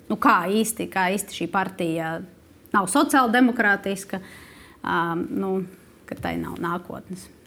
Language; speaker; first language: Latvian; non-native, local second language; Russian